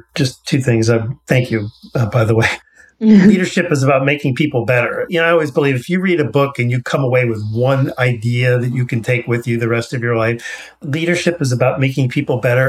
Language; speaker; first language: English; native; English